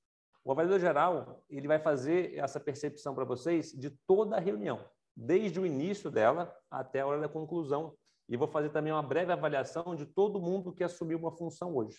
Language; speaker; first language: Portuguese; native; Portuguese